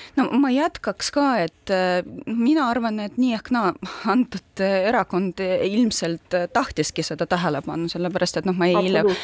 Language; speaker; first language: Estonian; non-native, local second language; Russian